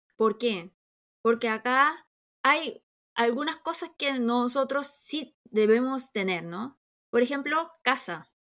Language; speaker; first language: Spanish; early bilingual, other home language; Korean